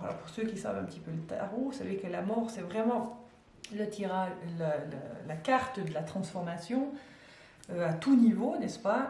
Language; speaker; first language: French; native; French